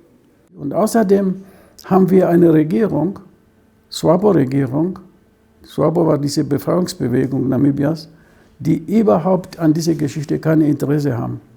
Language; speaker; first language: German; non-native, fluent; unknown